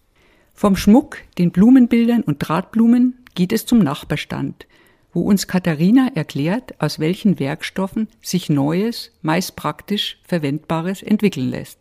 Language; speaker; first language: German; native; German